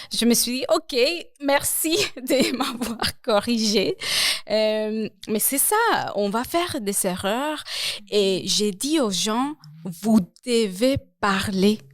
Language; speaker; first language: French; non-native, fluent; Spanish